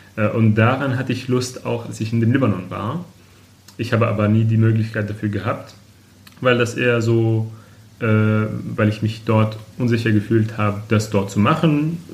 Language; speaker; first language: German; non-native, fluent; Arabic